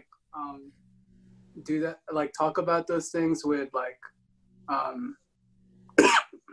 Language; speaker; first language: English; non-native, local second language; Filipino